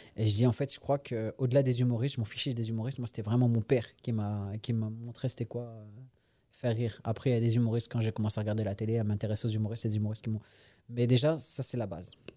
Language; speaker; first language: French; native; French